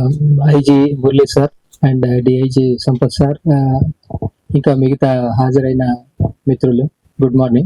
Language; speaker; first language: Telugu; native; Telugu